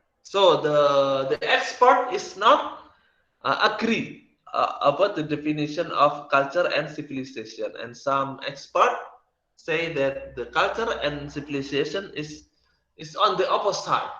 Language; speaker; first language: English; non-native, learner; Indonesian